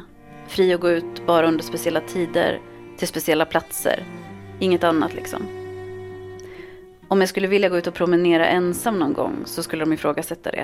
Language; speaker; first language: Swedish; early bilingual, other home language; Arabic